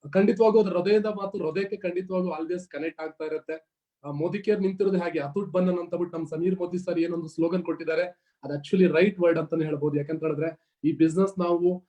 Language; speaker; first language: Kannada; native; Kannada